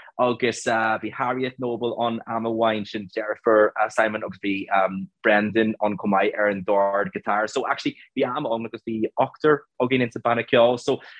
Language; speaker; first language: Irish; native; Irish